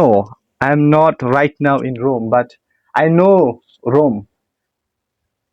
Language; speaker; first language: English; non-native, learner; Bangla